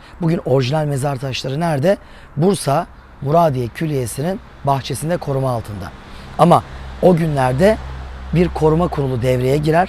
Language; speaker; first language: Turkish; native; Turkish